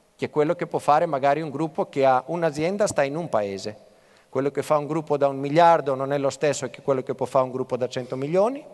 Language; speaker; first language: Italian; non-native, fluent; Greek